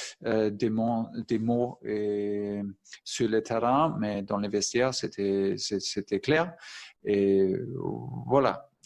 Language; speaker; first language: French; non-native, fluent; German